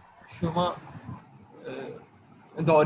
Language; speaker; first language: Persian; non-native, learner; Urdu